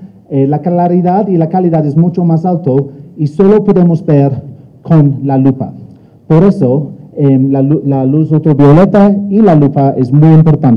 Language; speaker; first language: Spanish; non-native, learner; English